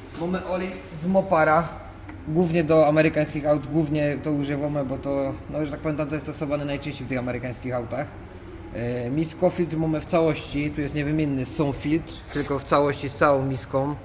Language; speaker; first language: Polish; native; Polish